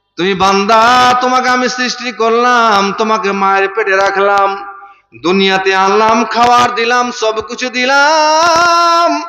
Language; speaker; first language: Bangla; non-native, fluent; Urdu